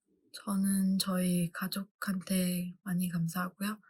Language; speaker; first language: Korean; early bilingual, heritage; Korean